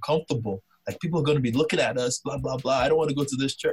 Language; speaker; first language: English; non-native, local second language; Yoruba